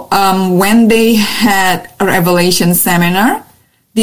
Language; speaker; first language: English; non-native, fluent; Indonesian